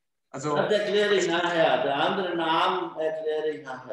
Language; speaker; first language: German; non-native, fluent; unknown